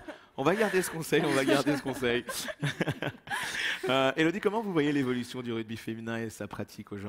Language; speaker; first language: French; native; French